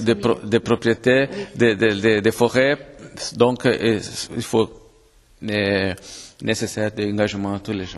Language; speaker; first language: French; non-native, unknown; Portuguese